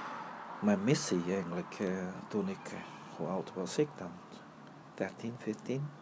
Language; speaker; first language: Dutch; early bilingual, other home language; Vietnamese